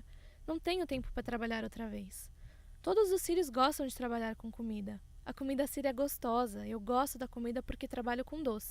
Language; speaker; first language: Portuguese; non-native, learner; Arabic